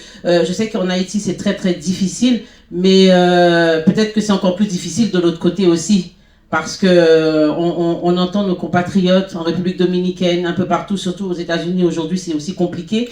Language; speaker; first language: French; non-native, local second language; Haitian Creole